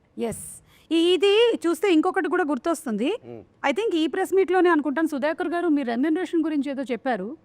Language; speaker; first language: Telugu; native; Telugu